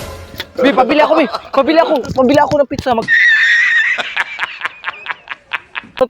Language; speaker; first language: Filipino; non-native, local second language; Cebuano